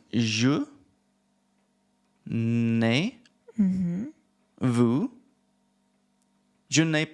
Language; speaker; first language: French; non-native, learner; English